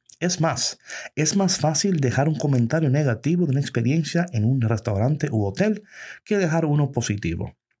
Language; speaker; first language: Spanish; early bilingual, heritage; Spanish